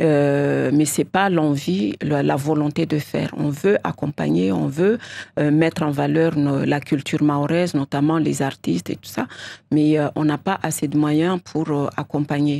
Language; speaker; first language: French; non-native, local second language; Comorian